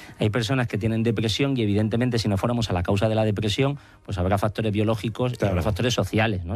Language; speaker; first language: Spanish; native; Spanish